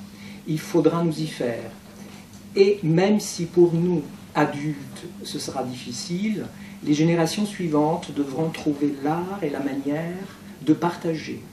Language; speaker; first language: French; native; French